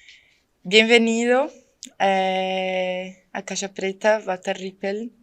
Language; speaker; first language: Spanish; non-native, fluent; Portuguese